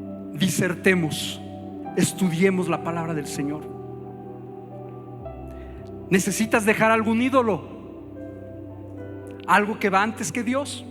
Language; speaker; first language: Spanish; native; Spanish